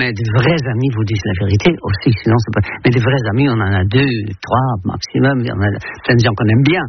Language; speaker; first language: French; non-native, fluent; Dutch